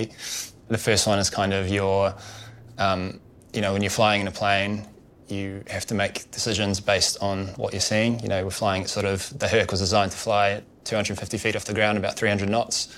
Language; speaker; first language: English; native; English